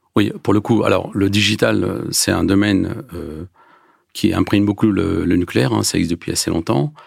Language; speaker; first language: French; early bilingual, other home language; Turkish